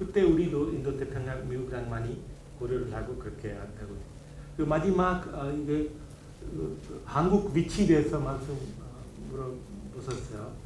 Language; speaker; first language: Korean; non-native, learner; Hindi